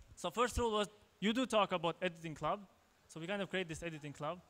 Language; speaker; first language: English; non-native, fluent; Albanian